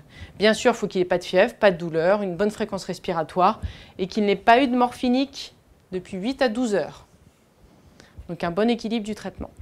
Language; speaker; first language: French; native; French